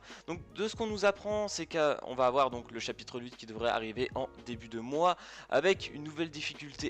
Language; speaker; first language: French; native; French